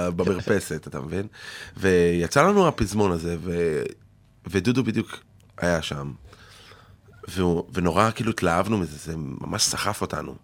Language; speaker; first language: Hebrew; native; Hebrew